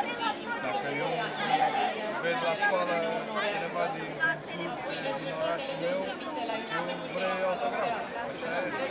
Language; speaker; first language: Romanian; non-native, learner; Portuguese